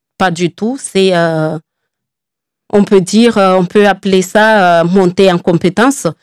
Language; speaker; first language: French; non-native, local second language; Comorian